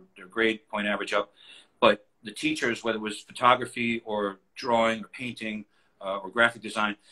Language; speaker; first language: English; native; English